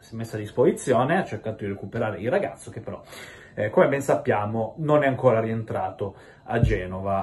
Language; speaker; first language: Italian; native; Italian